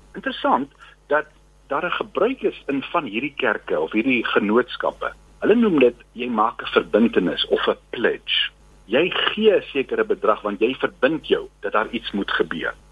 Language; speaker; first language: Afrikaans; native; Afrikaans